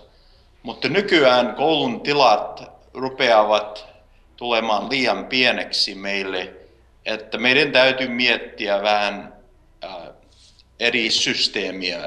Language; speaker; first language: Finnish; early bilingual, heritage; Finnish